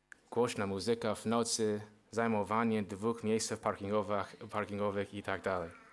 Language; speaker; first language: Polish; non-native, fluent; English